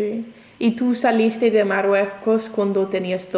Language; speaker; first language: Spanish; non-native, learner; English